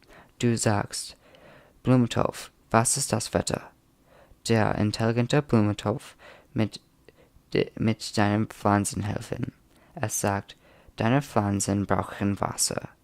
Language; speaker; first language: German; non-native, learner; English